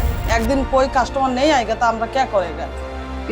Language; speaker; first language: Hindi; non-native, local second language; Bangla